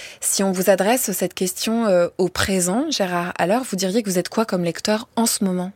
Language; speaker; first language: French; native; French